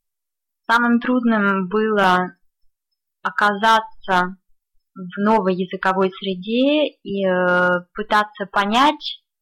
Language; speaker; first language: Russian; native; Russian